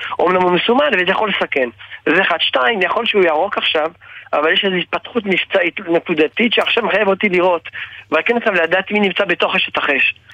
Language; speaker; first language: Hebrew; non-native, fluent; French